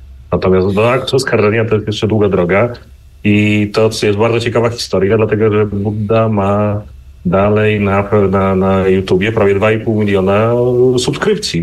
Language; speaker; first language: Polish; native; Polish